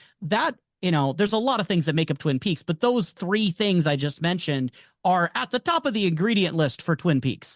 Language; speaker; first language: English; native; English